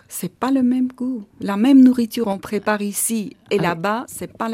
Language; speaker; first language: French; non-native, fluent; Armenian